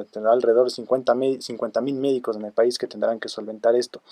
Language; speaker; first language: Spanish; native; Spanish